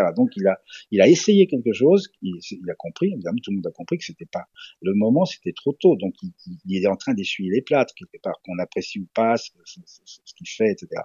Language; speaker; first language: French; early bilingual, other home language; Serbian